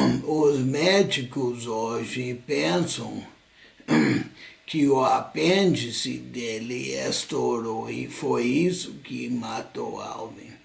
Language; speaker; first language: Portuguese; non-native, fluent; English